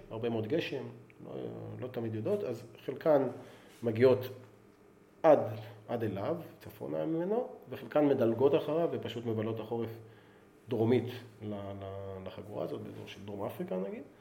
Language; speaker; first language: Hebrew; native; Hebrew